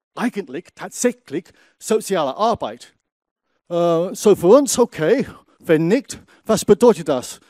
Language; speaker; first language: German; non-native, fluent; English